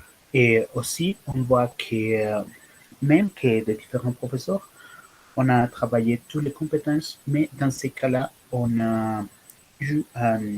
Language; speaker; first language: French; non-native, learner; Spanish